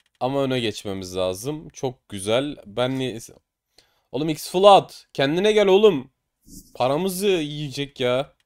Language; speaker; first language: Turkish; native; Turkish